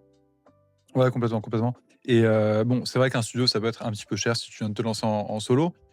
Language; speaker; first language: French; native; French